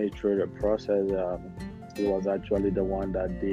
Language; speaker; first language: English; non-native, local second language; Igbo